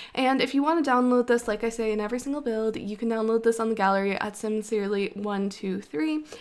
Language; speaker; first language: English; native; English